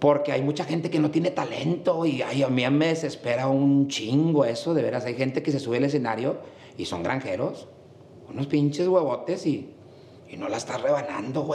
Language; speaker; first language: Spanish; native; Spanish